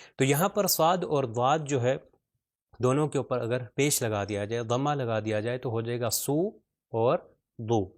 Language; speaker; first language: Urdu; non-native, local second language; Punjabi